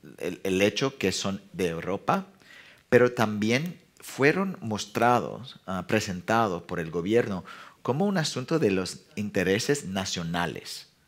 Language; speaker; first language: Spanish; non-native, fluent; English